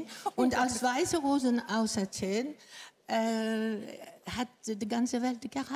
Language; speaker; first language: German; non-native, fluent; Greek